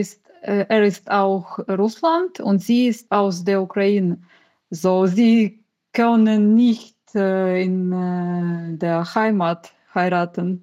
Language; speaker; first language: German; non-native, learner; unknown